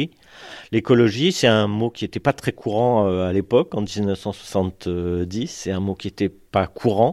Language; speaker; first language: French; native; French